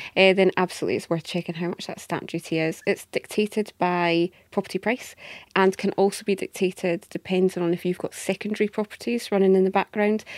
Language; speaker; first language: English; native; English